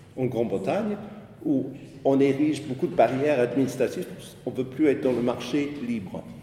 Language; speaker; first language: French; non-native, fluent; English